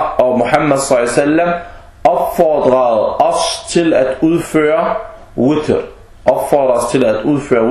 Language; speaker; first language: Danish; non-native, fluent; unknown